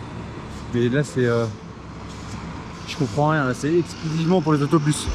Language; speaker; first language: French; native; French